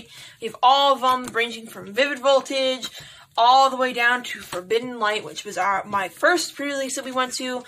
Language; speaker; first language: English; native; English